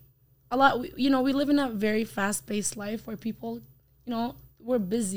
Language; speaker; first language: English; non-native, fluent; Arabic